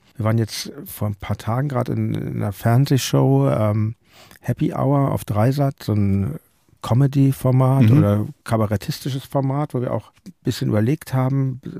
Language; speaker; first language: German; native; German